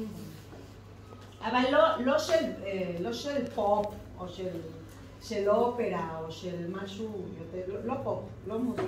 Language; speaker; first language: Hebrew; non-native, learner; Spanish